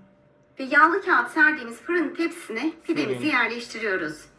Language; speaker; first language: Turkish; native; Turkish